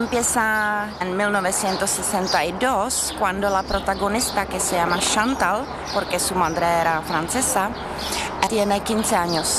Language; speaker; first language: Spanish; non-native, learner; Czech